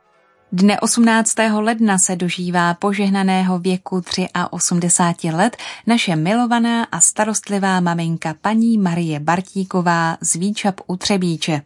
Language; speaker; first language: Czech; native; Czech